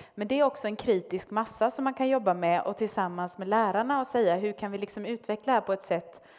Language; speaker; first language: Swedish; native; Swedish